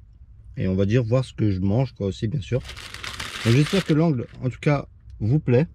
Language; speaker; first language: French; native; French